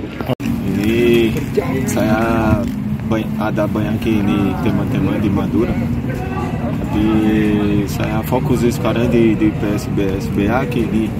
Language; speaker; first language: Indonesian; non-native, learner; Portuguese